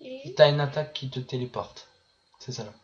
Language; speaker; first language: French; native; French